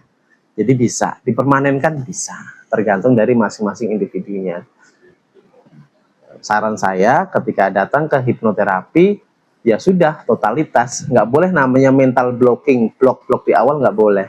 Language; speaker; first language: Indonesian; native; Indonesian